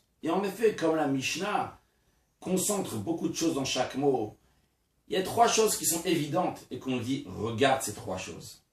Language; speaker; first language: French; native; French